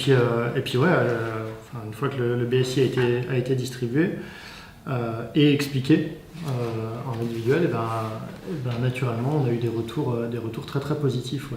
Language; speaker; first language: French; native; French